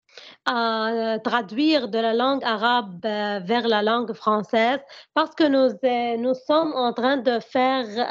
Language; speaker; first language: French; non-native, learner; Arabic